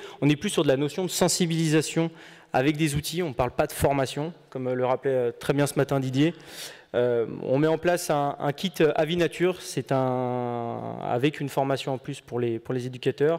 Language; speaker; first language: French; native; French